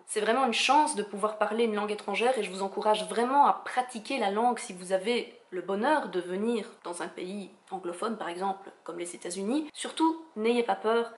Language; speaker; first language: French; native; French